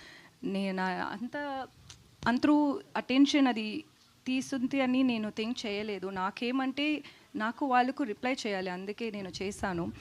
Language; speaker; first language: Telugu; non-native, learner; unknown